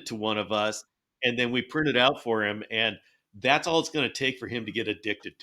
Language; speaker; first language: English; native; English